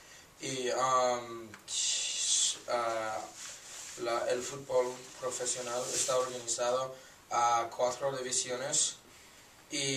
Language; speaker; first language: Spanish; non-native, learner; English